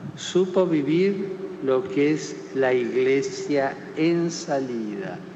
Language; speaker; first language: Spanish; native; Spanish